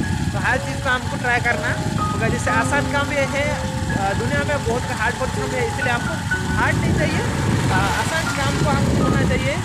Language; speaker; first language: Hindi; non-native, local second language; Odia